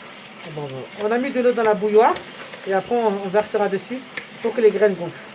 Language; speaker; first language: French; native; French